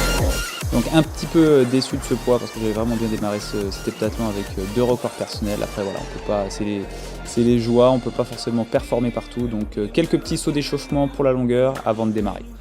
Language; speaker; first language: French; native; French